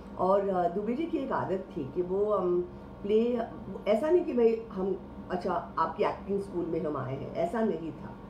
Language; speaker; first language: Hindi; non-native, local second language; Marathi